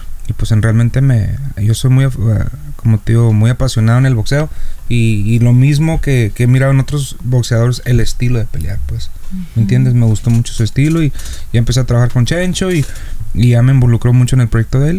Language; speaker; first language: Spanish; native; Spanish